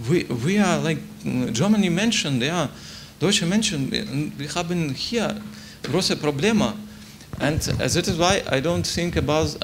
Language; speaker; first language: English; non-native, learner; Ukrainian